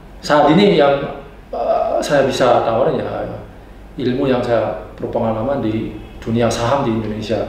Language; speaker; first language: Indonesian; non-native, fluent; Korean